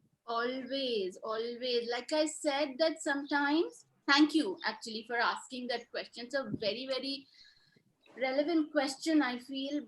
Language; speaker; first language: English; non-native, local second language; Hindi